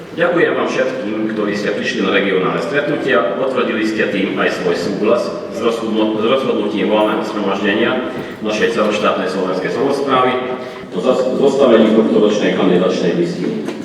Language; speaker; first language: Slovak; early bilingual, heritage; Hungarian